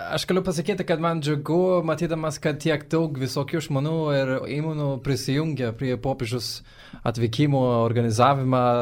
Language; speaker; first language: Lithuanian; non-native, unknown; Swedish